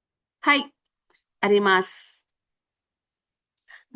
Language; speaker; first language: Japanese; non-native, fluent; Filipino